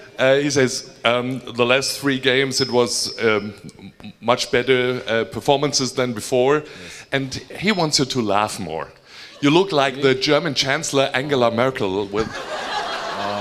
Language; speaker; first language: English; non-native, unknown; German